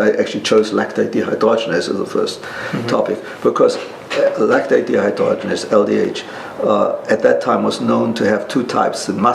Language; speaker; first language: English; non-native, local second language; German